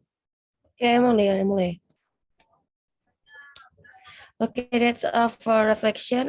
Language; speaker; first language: English; non-native, learner; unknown